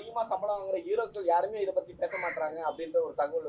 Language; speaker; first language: Tamil; native; Tamil